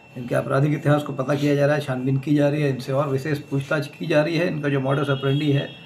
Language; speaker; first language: Hindi; native; Hindi